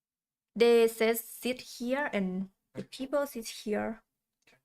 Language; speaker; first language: English; non-native, learner; Thai